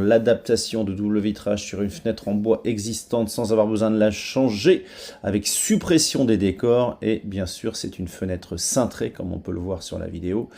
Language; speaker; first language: French; native; French